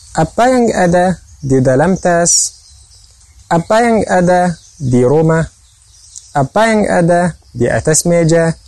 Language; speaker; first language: Indonesian; non-native, fluent; Arabic